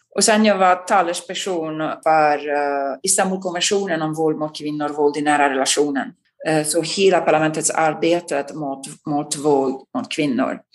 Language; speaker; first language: Swedish; non-native, fluent; Italian